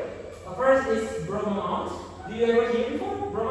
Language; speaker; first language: English; non-native, learner; Indonesian